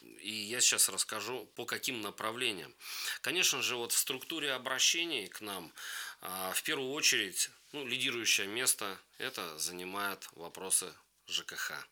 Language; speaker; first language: Russian; native; Russian